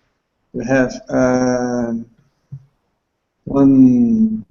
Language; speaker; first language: English; non-native, learner; Portuguese